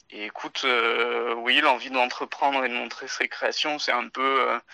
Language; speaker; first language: French; native; French